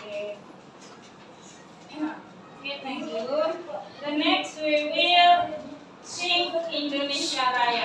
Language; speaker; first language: English; non-native, learner; Indonesian